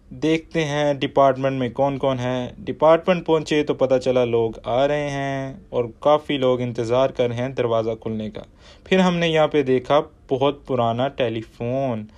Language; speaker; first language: Urdu; native; Urdu